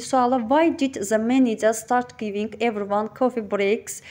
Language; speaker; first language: English; non-native, fluent; Azerbaijani